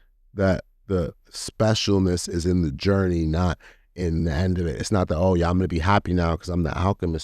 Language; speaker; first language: English; native; English